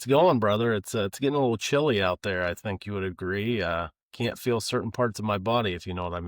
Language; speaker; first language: English; native; English